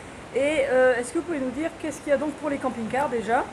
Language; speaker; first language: French; native; French